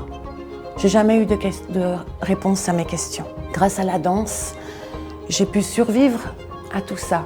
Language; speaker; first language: French; native; French